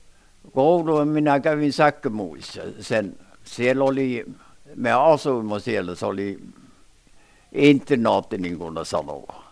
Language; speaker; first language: Finnish; early bilingual, heritage; Finnish